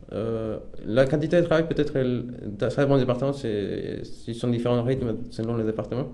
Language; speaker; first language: French; non-native, fluent; Spanish